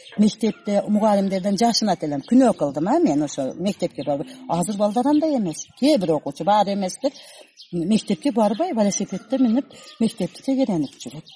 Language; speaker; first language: Kyrgyz; non-native, local second language; Uzbek